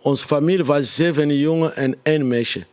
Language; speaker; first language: Dutch; non-native, fluent; Lingala